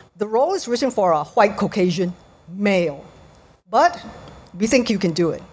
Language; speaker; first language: English; native; English